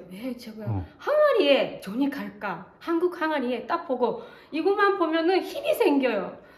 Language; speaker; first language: Korean; non-native, fluent; Japanese